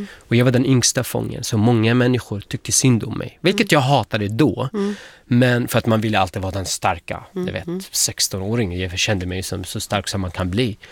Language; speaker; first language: Swedish; non-native, fluent; Arabic